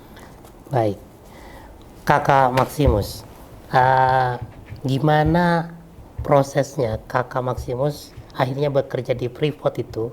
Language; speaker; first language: Malay; native; Malay